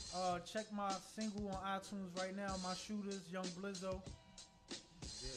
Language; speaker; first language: English; native; English